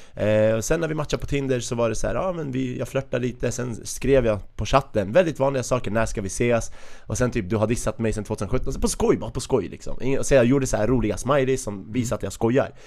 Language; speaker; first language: Swedish; early bilingual, other home language; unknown